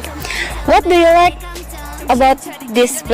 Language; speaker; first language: English; non-native, learner; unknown